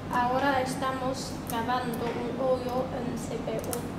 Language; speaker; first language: Spanish; non-native, learner; Chinese